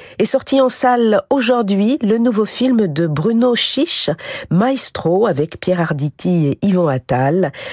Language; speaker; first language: French; native; French